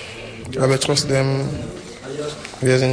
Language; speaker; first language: German; non-native, fluent; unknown